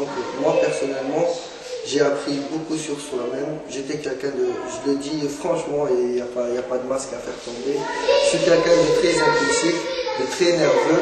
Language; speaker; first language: French; non-native, fluent; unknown